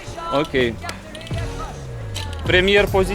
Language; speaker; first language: French; non-native, learner; Russian